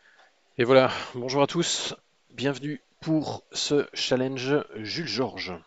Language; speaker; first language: French; native; French